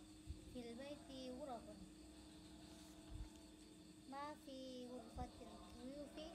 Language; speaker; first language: Arabic; non-native, learner; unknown